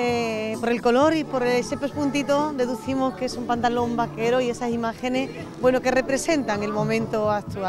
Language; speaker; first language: Spanish; native; Spanish